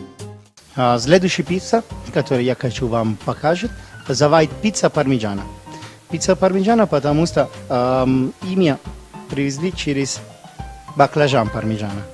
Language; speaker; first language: Russian; non-native, learner; Italian